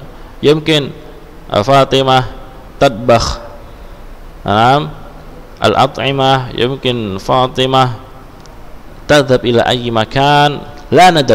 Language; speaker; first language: Arabic; non-native, fluent; Indonesian